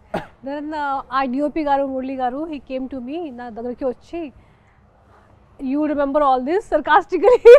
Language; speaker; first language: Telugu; non-native, fluent; Hindi